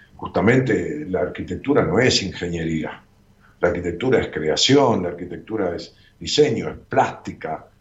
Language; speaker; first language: Spanish; native; Spanish